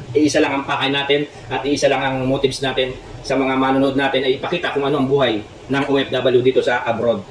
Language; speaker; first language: Filipino; non-native, local second language; Pampanga